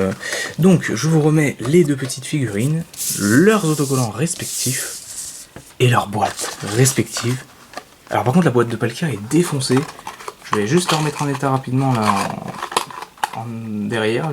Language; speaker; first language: French; native; French